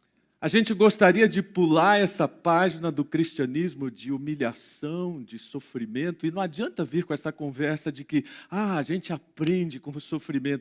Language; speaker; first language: Portuguese; native; Portuguese